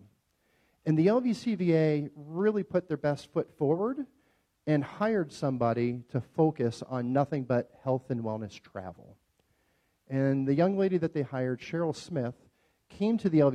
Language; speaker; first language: English; native; English